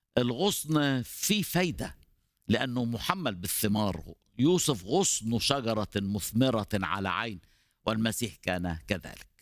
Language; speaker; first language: Arabic; native; Arabic